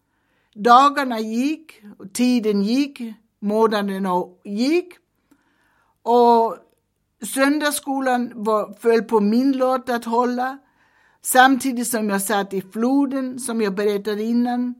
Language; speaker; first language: Swedish; early bilingual, heritage; Swedish